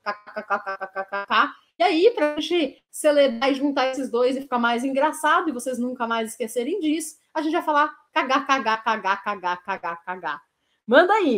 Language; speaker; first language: Portuguese; native; Portuguese